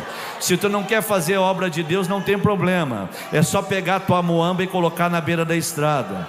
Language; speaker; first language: Portuguese; native; Portuguese